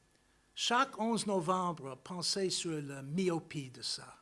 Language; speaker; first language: French; non-native, fluent; English